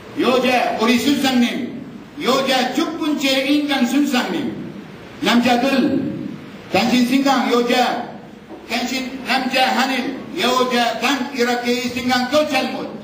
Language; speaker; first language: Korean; non-native, learner; Arabic